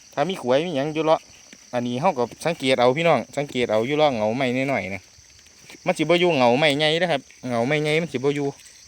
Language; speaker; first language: Thai; native; Thai